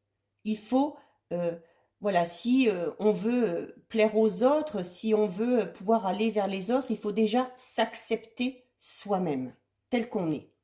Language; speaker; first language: French; native; French